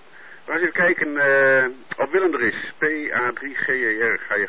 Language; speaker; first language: Dutch; native; Dutch